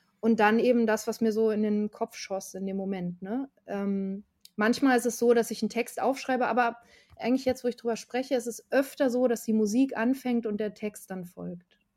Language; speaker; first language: German; native; German